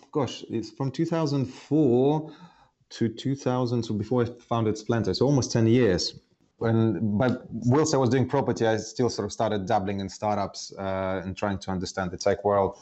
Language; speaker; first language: English; non-native, fluent; Estonian